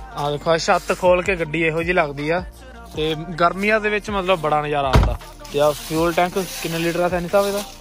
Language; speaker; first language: Punjabi; native; Punjabi